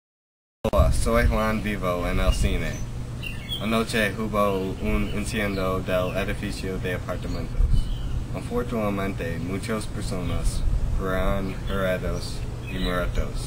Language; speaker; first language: Spanish; non-native, learner; English